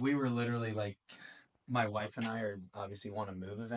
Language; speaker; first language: English; native; English